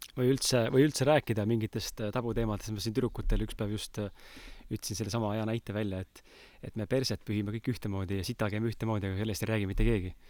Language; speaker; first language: Estonian; native; Estonian